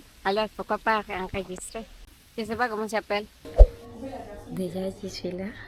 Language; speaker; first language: French; non-native, learner; Spanish